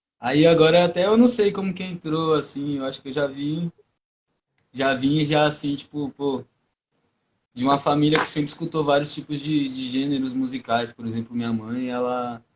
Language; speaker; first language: Portuguese; non-native, local second language; Guarani